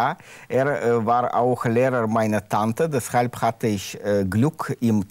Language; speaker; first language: German; non-native, learner; Russian